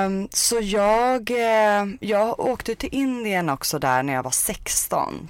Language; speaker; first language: Swedish; early bilingual, other home language; Persian